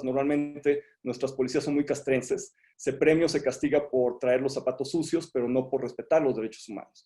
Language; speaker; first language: Spanish; native; Spanish